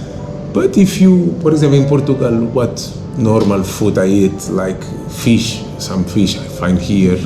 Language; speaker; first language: English; non-native, local second language; Kabuverdianu